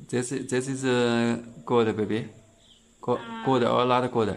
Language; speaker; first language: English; non-native, learner; Chinese